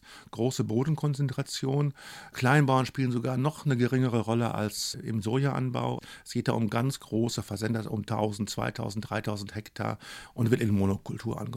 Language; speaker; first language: German; native; German